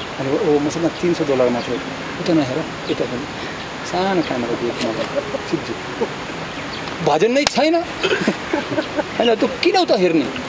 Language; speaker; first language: Nepali; non-native, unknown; Russian